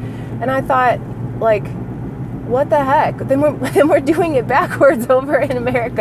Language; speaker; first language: English; native; English